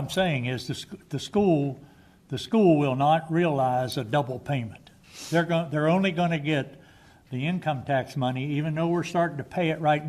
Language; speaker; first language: English; native; English